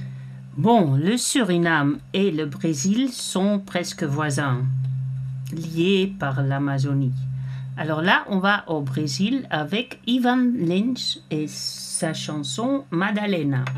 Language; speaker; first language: French; non-native, fluent; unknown